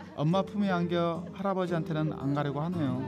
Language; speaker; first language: Korean; native; Korean